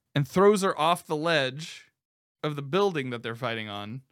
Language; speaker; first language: English; native; English